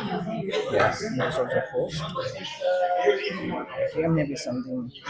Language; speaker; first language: English; non-native, fluent; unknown